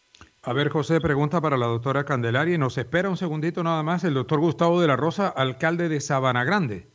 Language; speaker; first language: Spanish; native; Spanish